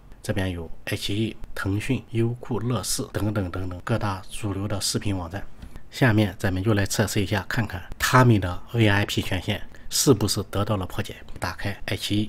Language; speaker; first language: Chinese; native; Chinese